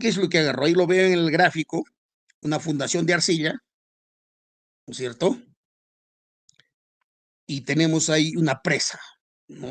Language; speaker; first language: Spanish; native; Spanish